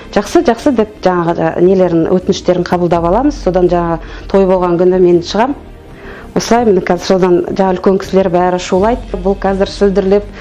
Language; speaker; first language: Kazakh; non-native, local second language; Russian